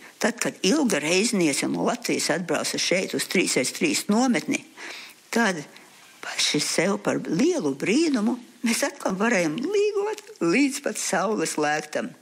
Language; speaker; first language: Latvian; early bilingual, heritage; Latvian